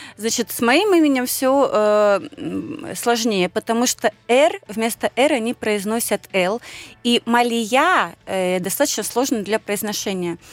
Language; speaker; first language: Russian; native; Russian